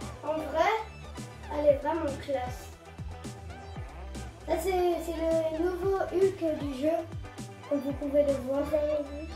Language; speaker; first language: French; native; French